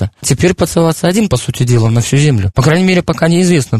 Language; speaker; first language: Russian; native; Russian